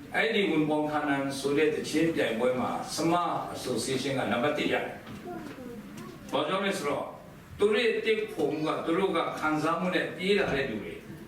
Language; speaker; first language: Burmese; non-native, local second language; Kachin